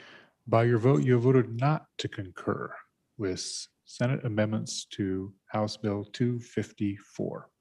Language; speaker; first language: English; native; English